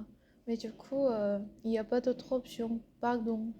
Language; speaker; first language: French; non-native, learner; Korean